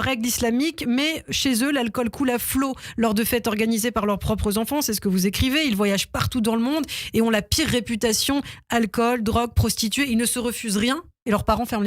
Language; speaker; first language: French; native; French